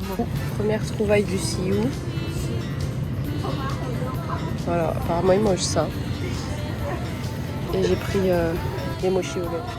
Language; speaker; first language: French; native; French